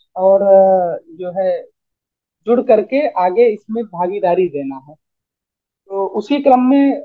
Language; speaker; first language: Hindi; native; Hindi